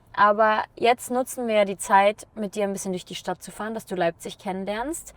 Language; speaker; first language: German; native; German